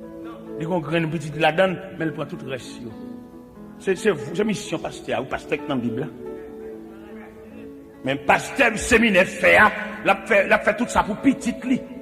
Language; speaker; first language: French; non-native, local second language; Haitian Creole